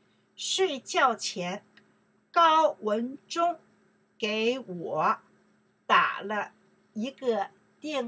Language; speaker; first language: Chinese; non-native, learner; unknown